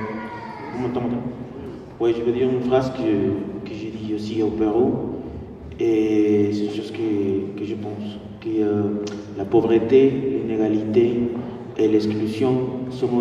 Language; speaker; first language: French; non-native, fluent; Spanish